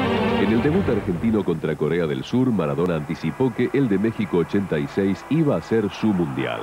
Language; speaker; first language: Spanish; native; Spanish